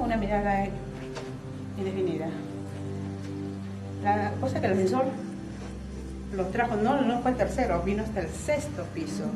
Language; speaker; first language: Spanish; native; Spanish